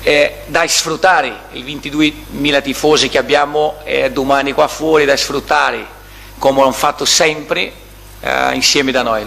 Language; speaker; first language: Italian; non-native, learner; Portuguese